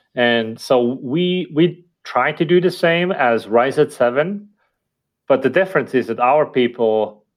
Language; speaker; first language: English; non-native, fluent; Estonian